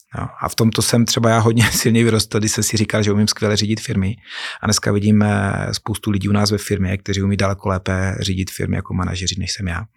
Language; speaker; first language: Czech; native; Czech